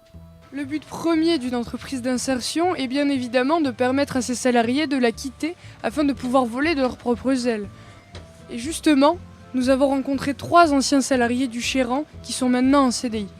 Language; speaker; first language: French; native; French